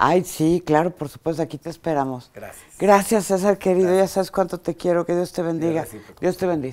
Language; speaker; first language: Spanish; native; Spanish